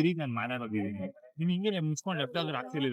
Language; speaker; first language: Kannada; native; Kannada